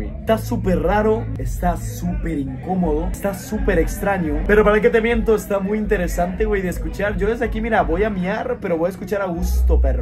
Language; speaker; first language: Spanish; native; Spanish